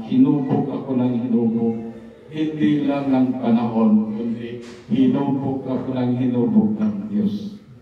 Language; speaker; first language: Filipino; non-native, local second language; Cebuano